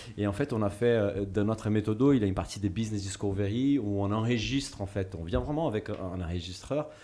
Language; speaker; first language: French; non-native, fluent; Portuguese